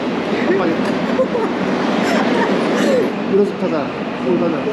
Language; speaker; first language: Korean; native; Korean